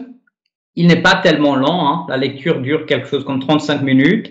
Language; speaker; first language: French; non-native, fluent; Portuguese